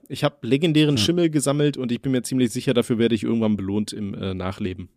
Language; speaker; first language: German; native; German